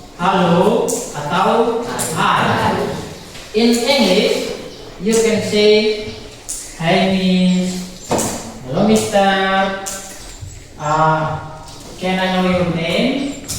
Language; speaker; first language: English; non-native, learner; Indonesian